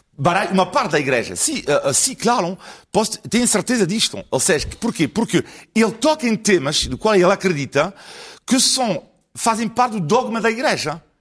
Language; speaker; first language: Portuguese; non-native, fluent; French